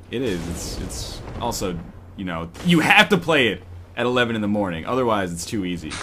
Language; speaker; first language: English; native; English